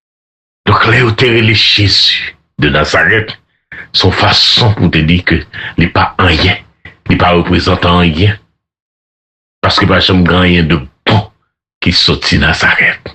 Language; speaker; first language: French; non-native, local second language; Haitian Creole